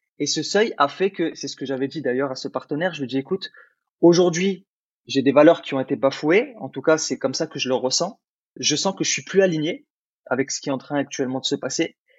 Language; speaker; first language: French; early bilingual, other home language; Arabic